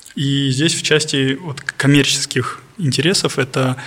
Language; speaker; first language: Russian; non-native, local second language; Kazakh